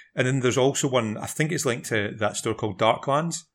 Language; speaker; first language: English; native; English